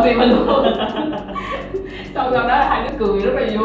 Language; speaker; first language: Vietnamese; native; Vietnamese